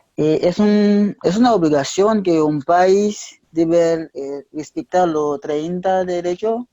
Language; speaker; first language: Spanish; non-native, learner; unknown